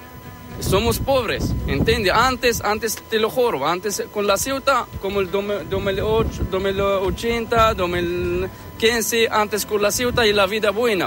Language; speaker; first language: Spanish; non-native, learner; Arabic